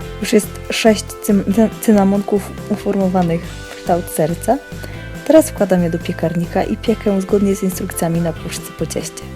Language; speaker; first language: Polish; native; Polish